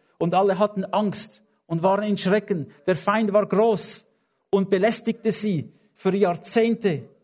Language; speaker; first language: German; non-native, fluent; English